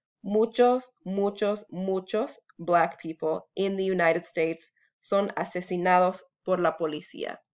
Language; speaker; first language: Spanish; non-native, fluent; English